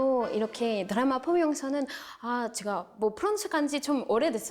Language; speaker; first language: Korean; non-native, fluent; French